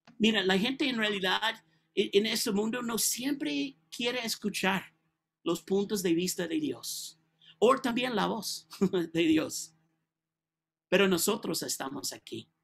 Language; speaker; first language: Spanish; non-native, learner; English